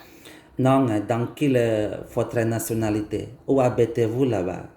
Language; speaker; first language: French; non-native, learner; Indonesian